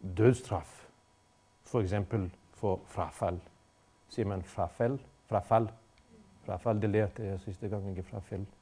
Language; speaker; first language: Danish; non-native, fluent; Bosnian